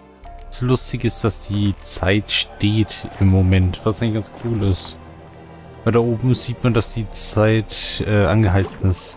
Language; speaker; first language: German; native; German